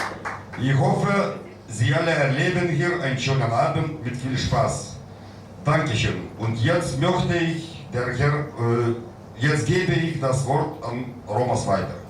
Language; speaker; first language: German; non-native, fluent; Lithuanian